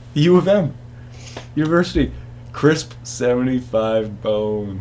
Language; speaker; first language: English; native; English